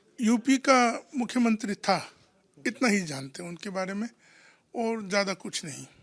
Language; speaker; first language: Hindi; non-native, local second language; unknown